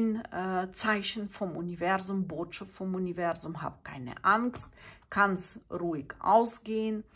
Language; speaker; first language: German; non-native, fluent; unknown